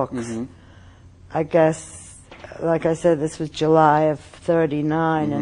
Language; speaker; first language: English; early bilingual, other home language; German